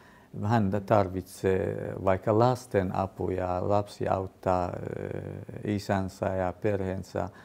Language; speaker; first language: Finnish; non-native, fluent; Kurdish